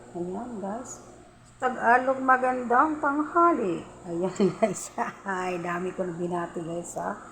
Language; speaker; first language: Filipino; non-native, local second language; Cebuano